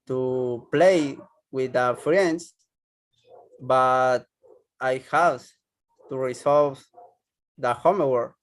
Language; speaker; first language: English; non-native, learner; Spanish